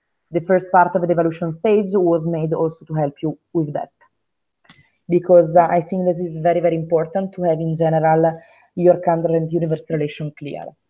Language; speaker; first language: English; non-native, fluent; Italian